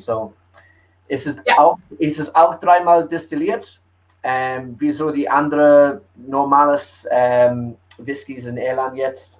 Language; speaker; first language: German; early bilingual, heritage; English